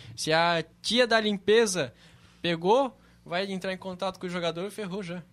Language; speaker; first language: Portuguese; native; Portuguese